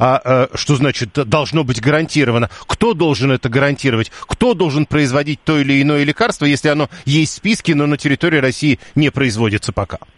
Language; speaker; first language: Russian; native; Russian